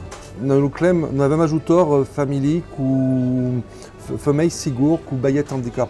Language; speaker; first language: Romanian; non-native, learner; French